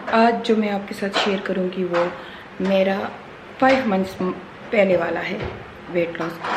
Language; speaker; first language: Urdu; non-native, local second language; Pashto